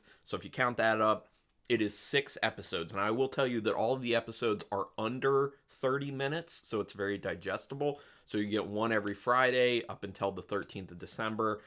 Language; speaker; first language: English; native; English